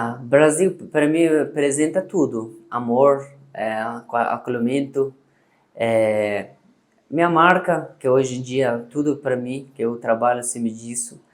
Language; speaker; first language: Portuguese; non-native, learner; Persian